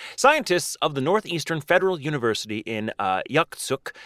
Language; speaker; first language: English; native; English